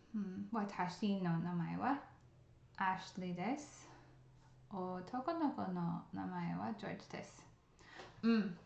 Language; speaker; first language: Japanese; non-native, learner; English